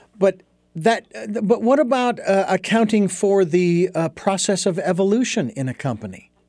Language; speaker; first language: English; native; English